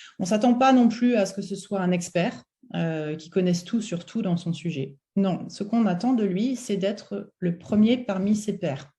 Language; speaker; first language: French; native; French